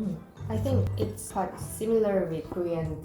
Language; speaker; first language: English; non-native, learner; Korean